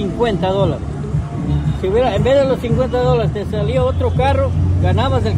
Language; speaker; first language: Spanish; native; Spanish